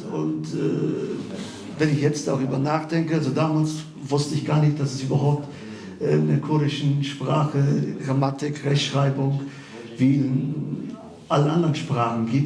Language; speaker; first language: German; early bilingual, other home language; Kurdish